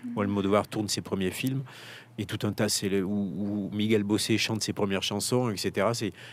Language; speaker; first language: French; native; French